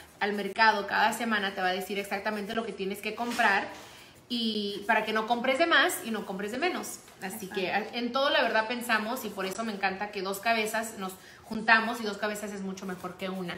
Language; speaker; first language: Spanish; early bilingual, heritage; Spanish